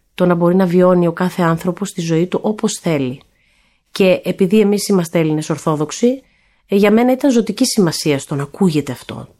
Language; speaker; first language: Greek; early bilingual, heritage; Greek